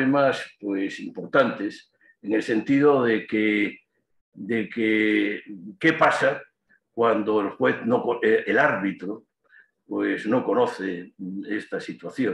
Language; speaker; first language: Spanish; native; Spanish